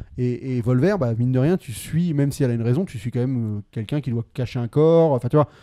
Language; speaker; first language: French; native; French